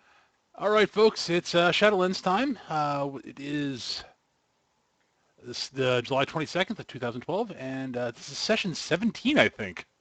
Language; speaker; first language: English; native; English